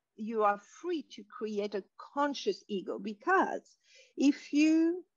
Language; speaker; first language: English; non-native, fluent; French